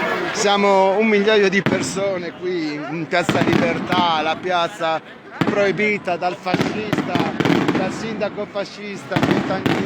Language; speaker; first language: Italian; native; Italian